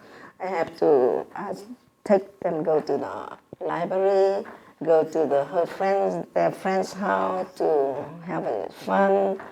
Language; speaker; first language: English; non-native, learner; Vietnamese